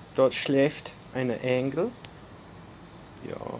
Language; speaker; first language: German; non-native, fluent; English